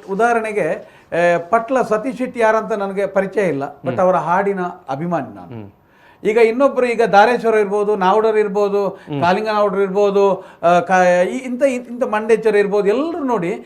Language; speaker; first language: Kannada; non-native, local second language; Tulu